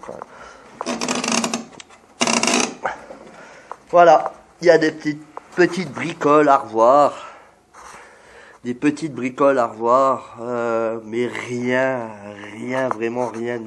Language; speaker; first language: French; native; French